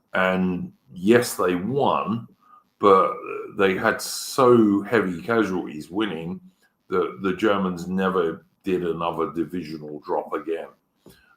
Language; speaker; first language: English; native; English